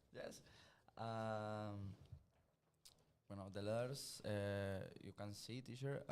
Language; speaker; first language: English; non-native, learner; Spanish